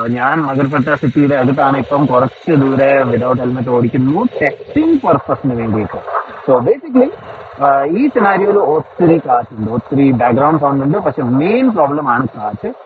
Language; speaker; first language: Malayalam; early bilingual, heritage; Malayalam